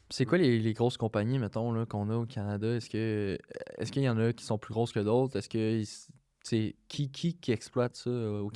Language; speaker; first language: French; native; French